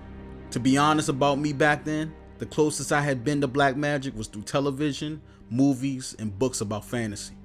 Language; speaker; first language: English; native; English